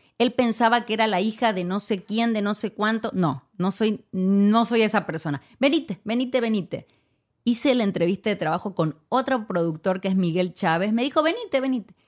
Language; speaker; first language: Spanish; native; Spanish